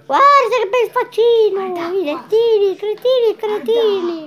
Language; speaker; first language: Italian; native; Italian